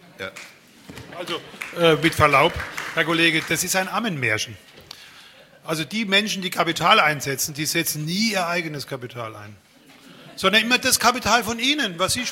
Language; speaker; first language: German; native; German